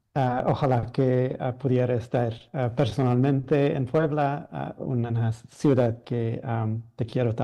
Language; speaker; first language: Spanish; non-native, fluent; English